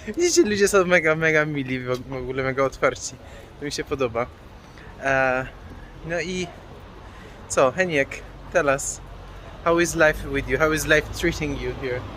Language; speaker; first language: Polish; non-native, fluent; Persian